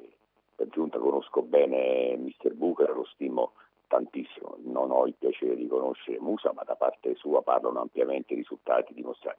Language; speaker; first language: Italian; native; Italian